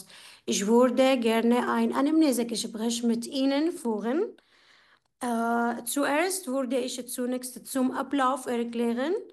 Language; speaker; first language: German; non-native, fluent; Arabic